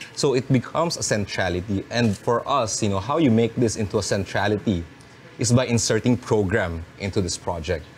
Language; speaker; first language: English; non-native, local second language; Filipino